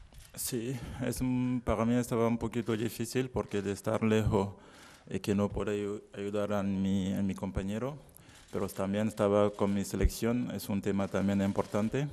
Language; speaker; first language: Spanish; non-native, learner; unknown